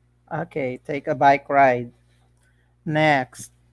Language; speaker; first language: English; non-native, local second language; Filipino